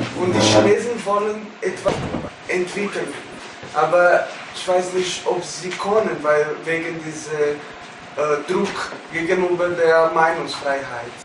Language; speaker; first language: German; non-native, fluent; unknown